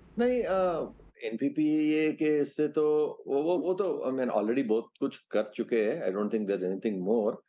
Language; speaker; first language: Hindi; non-native, local second language; Telugu